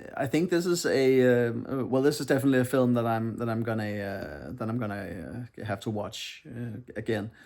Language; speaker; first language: English; non-native, fluent; Danish